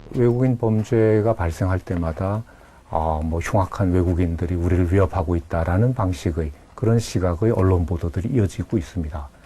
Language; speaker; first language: Korean; native; Korean